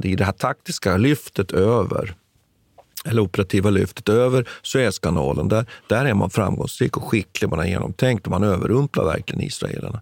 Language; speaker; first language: Swedish; native; Swedish